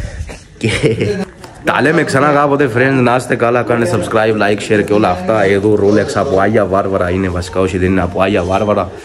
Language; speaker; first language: Greek; early bilingual, other home language; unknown